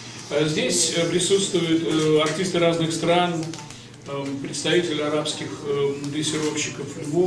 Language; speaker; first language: Russian; native; Russian